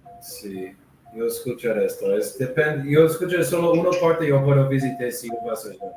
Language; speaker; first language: Spanish; non-native, learner; English